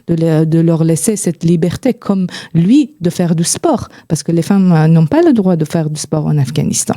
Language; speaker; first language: French; non-native, fluent; Persian